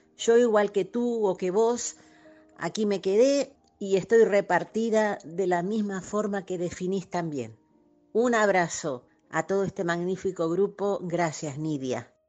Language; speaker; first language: Spanish; native; Spanish